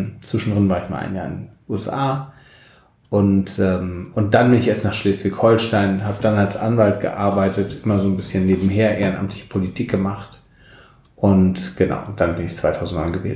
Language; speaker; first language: German; native; German